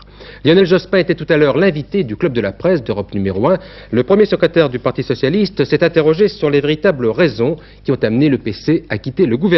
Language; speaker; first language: French; native; French